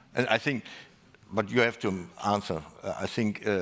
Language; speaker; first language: English; non-native, fluent; German